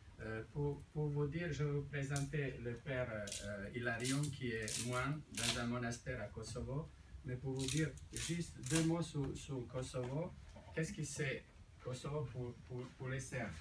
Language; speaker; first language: French; non-native, fluent; Serbian